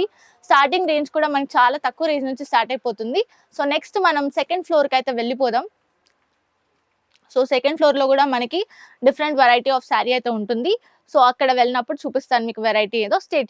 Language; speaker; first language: Telugu; native; Telugu